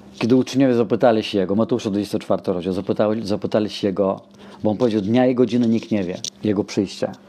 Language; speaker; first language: Polish; non-native, fluent; Russian